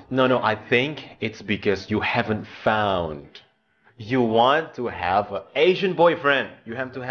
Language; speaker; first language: English; non-native, fluent; Indonesian